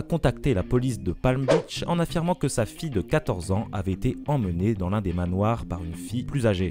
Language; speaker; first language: French; native; French